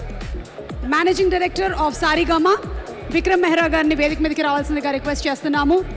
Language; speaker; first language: Telugu; native; Telugu